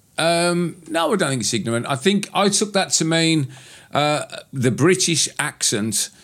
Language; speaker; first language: English; native; English